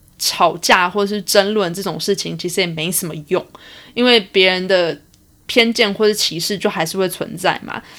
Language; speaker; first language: Chinese; early bilingual, heritage; Chinese